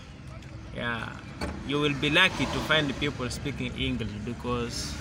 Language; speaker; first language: English; non-native, fluent; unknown